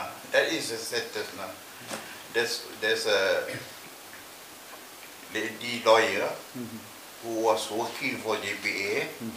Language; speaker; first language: English; non-native, local second language; Malay